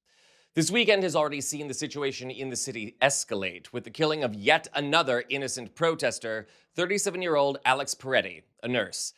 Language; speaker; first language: English; native; English